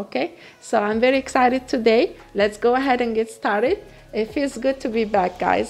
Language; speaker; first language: English; non-native, fluent; Arabic